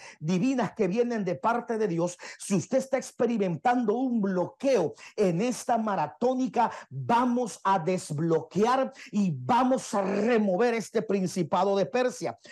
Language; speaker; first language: Spanish; native; Spanish